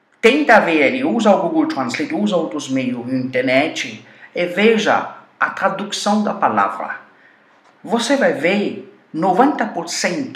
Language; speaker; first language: Portuguese; non-native, fluent; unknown